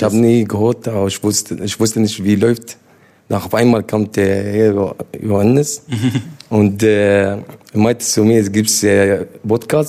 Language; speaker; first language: German; non-native, learner; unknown